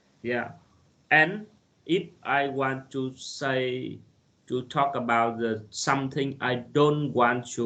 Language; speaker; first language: English; non-native, learner; Vietnamese